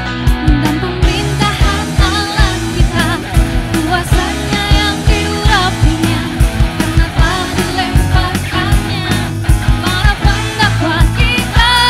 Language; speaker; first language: Indonesian; native; Indonesian